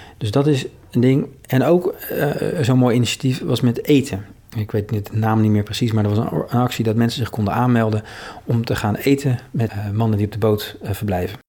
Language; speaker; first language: Dutch; native; Dutch